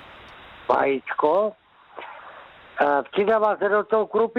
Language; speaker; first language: Czech; native; Czech